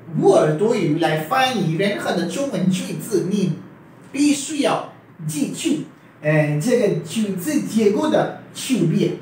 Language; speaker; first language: Chinese; non-native, fluent; Urdu